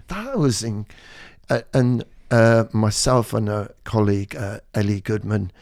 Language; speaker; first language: English; native; English